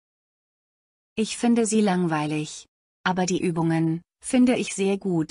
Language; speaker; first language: German; non-native, learner; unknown